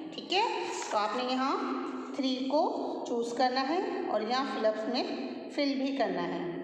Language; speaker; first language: Hindi; native; Hindi